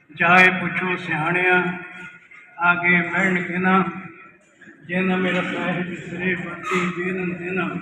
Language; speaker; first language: Hindi; non-native, local second language; Punjabi